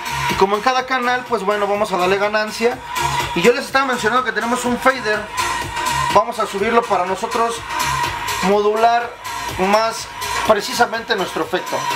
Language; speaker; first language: Spanish; native; Spanish